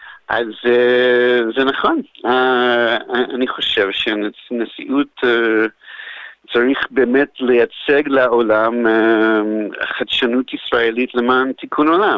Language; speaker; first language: Hebrew; non-native, fluent; English